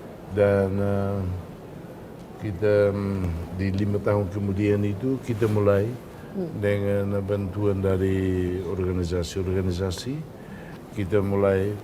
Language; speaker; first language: Indonesian; non-native, fluent; Tetum